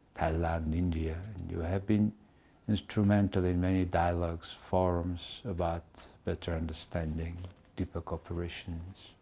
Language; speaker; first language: English; non-native, fluent; Mongolian